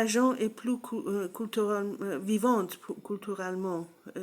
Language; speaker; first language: French; non-native, learner; English